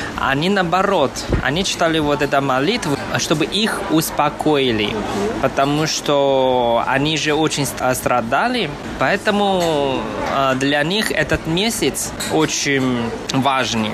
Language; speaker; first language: Russian; non-native, fluent; Chinese